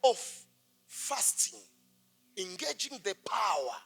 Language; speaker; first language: English; non-native, local second language; Swahili